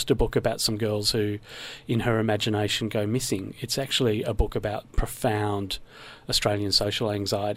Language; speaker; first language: English; native; English